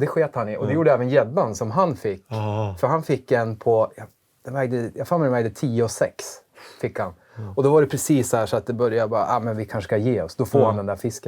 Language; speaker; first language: Swedish; native; Swedish